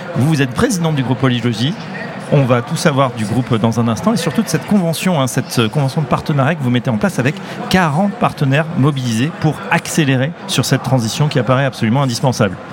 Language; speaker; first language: French; native; French